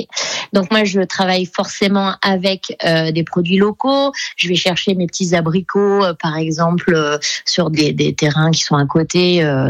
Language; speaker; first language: French; native; French